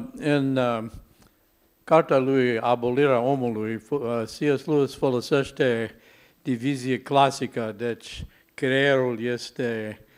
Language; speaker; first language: Romanian; non-native, learner; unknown